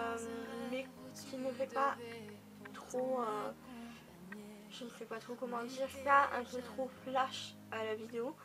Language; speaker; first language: French; native; French